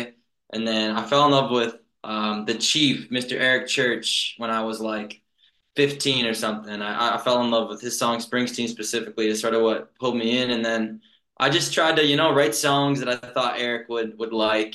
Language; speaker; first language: English; native; English